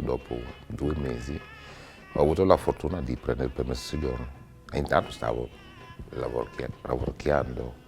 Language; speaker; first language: Italian; non-native, fluent; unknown